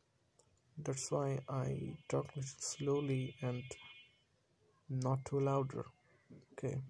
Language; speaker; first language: English; non-native, learner; Bangla